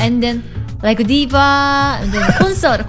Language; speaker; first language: English; non-native, learner; Korean